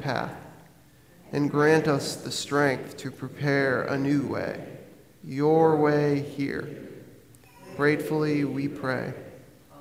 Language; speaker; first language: English; native; English